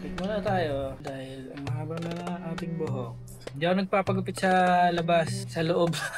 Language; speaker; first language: Filipino; non-native, local second language; Hiligaynon